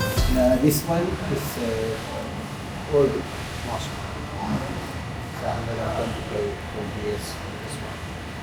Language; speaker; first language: English; non-native, learner; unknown